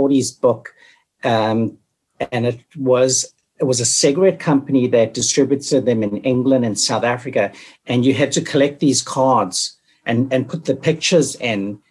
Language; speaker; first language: English; native; English